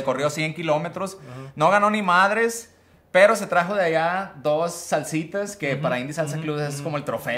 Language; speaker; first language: Spanish; native; Spanish